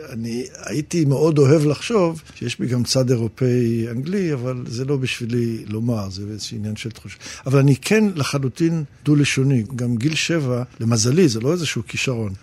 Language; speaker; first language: Hebrew; early bilingual, other home language; English